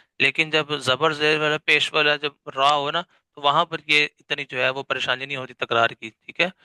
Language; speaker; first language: Urdu; native; Urdu